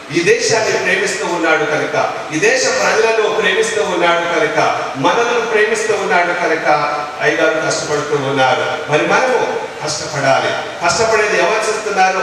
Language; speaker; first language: Telugu; non-native, local second language; Lambadi